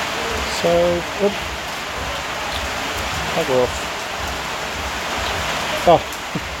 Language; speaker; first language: English; native; English